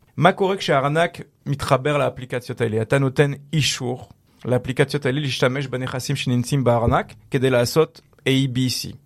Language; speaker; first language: Hebrew; non-native, fluent; French